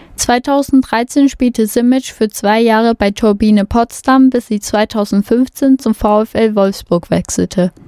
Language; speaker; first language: German; native; German